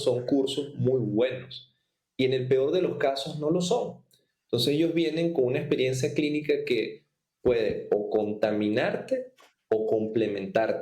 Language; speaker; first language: Spanish; native; Spanish